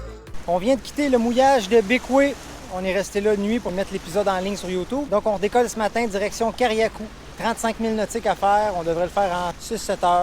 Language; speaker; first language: French; native; French